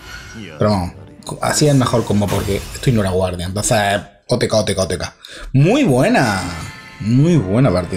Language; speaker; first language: Spanish; native; Spanish